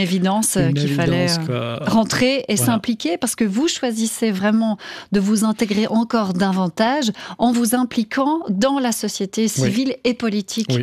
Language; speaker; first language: French; native; French